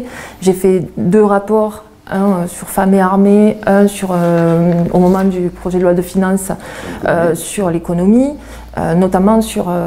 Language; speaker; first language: French; native; French